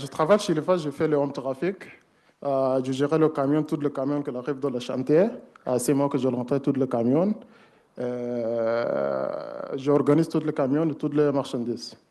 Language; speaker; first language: French; non-native, learner; Arabic